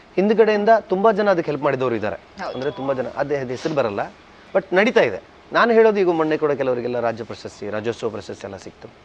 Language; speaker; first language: Kannada; non-native, local second language; Tulu